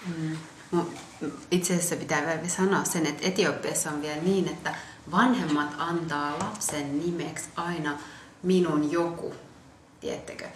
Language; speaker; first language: Finnish; early bilingual, other home language; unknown